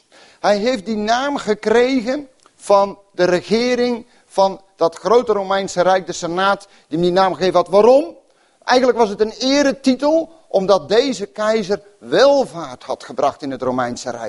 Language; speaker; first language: Dutch; native; Dutch